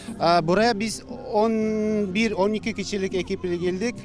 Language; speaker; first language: Turkish; non-native, learner; Bashkir